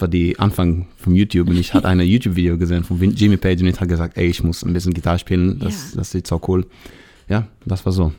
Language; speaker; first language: German; non-native, learner; Hebrew